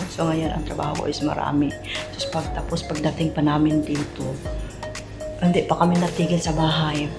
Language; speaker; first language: Filipino; non-native, local second language; Cebuano